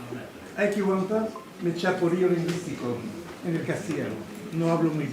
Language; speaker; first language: Spanish; non-native, fluent; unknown